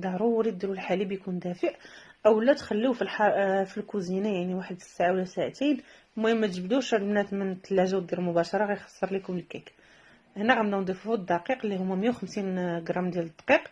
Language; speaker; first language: Arabic; native; Arabic